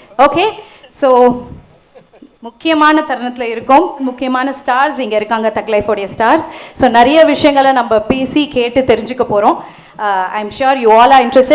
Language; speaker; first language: Tamil; native; Tamil